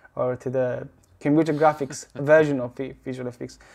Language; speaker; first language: English; non-native, learner; Arabic